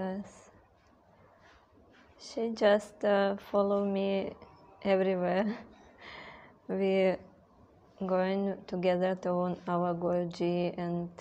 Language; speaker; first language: English; non-native, learner; Russian